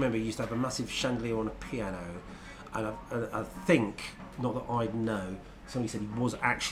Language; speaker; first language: English; native; English